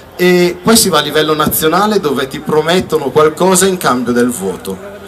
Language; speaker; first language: Italian; native; Italian